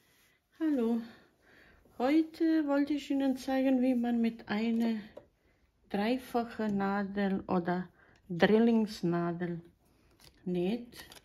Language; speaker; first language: German; non-native, fluent; Croatian